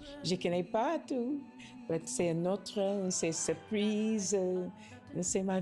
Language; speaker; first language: French; non-native, learner; English